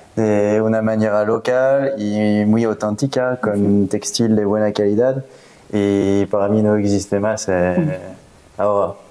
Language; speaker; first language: Spanish; non-native, fluent; French